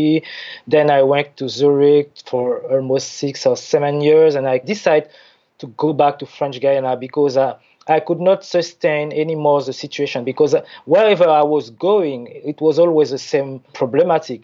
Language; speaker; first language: English; non-native, fluent; French